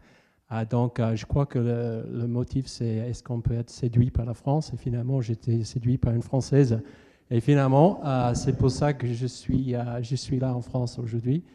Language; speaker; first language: French; non-native, fluent; English